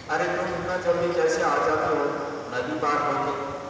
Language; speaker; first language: Hindi; non-native, local second language; Bangla